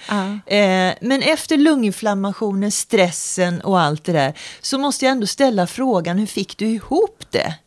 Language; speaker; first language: Swedish; native; Swedish